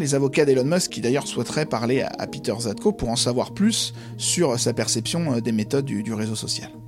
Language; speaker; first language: French; native; French